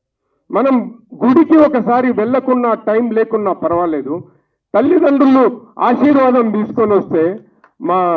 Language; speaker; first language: Telugu; native; Telugu